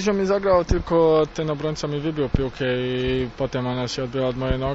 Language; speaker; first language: Polish; non-native, fluent; Bosnian